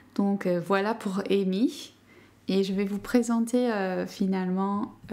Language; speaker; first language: French; non-native, fluent; English